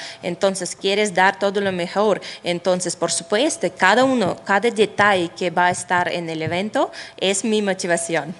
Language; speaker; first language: Spanish; non-native, fluent; Russian